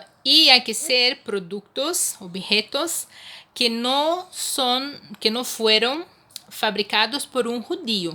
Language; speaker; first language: Spanish; non-native, fluent; Portuguese